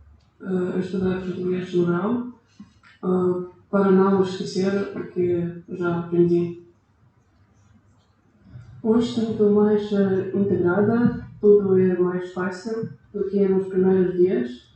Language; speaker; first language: Portuguese; non-native, learner; Ukrainian